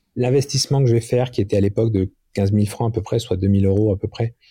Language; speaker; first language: French; native; French